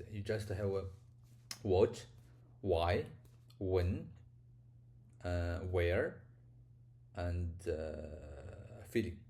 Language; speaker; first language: English; non-native, learner; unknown